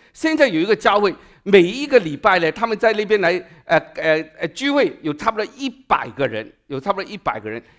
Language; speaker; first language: Chinese; non-native, local second language; Cantonese